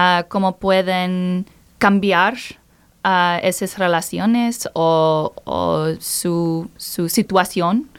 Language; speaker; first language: Spanish; non-native, learner; English